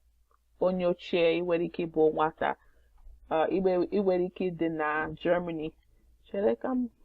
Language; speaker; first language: Igbo; non-native, learner; English